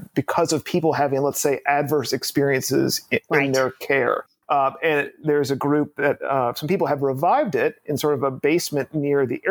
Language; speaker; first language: English; native; English